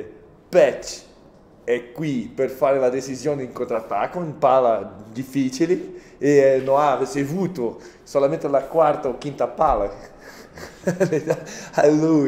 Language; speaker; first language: Italian; non-native, fluent; Portuguese